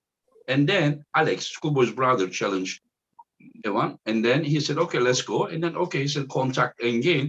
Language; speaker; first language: English; non-native, fluent; Turkish